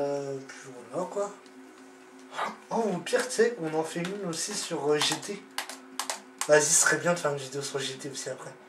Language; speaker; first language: French; native; French